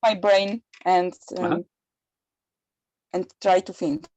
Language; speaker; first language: English; non-native, learner; Polish